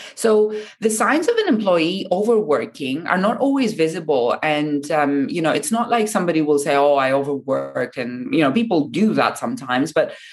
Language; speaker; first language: English; non-native, fluent; Japanese